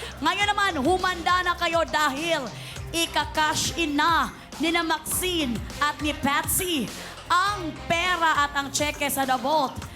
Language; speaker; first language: Filipino; non-native, local second language; Cebuano